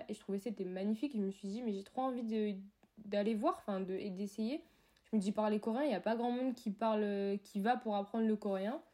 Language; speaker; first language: French; native; French